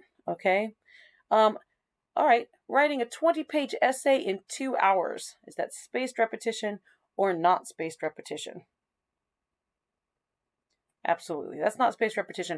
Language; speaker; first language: English; native; English